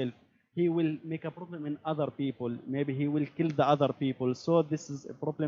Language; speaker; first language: English; non-native, learner; Arabic